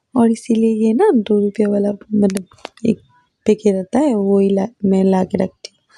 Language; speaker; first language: Hindi; non-native, local second language; Assamese